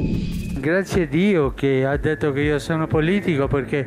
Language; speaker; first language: Italian; non-native, fluent; Spanish